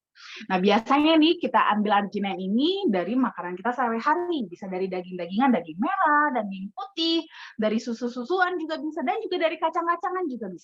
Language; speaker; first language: Indonesian; native; Indonesian